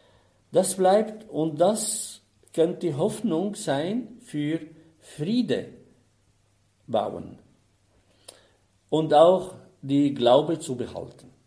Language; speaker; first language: German; non-native, fluent; Arabic